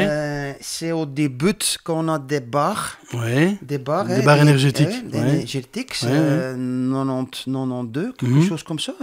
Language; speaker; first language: French; non-native, learner; Dutch